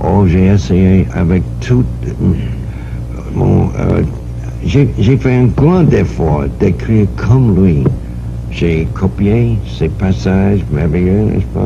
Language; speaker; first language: French; non-native, learner; English